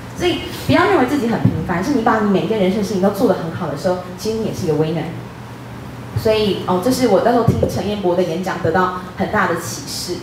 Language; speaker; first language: Chinese; native; Chinese